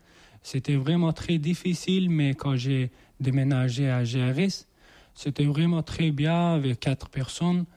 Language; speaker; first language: French; non-native, learner; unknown